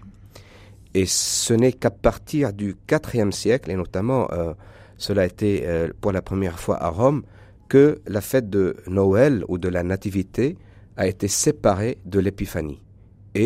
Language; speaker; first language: French; non-native, local second language; Arabic